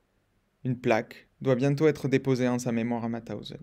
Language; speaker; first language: French; native; French